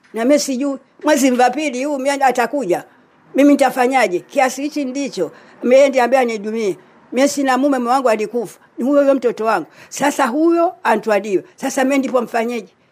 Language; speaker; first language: Swahili; native; Swahili